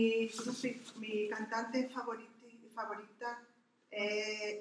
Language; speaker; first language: Italian; non-native, learner; Spanish